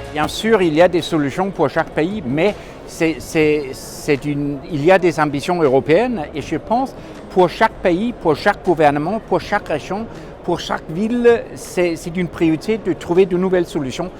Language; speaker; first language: French; non-native, fluent; Danish